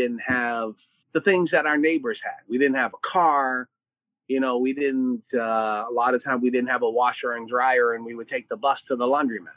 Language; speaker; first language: English; native; English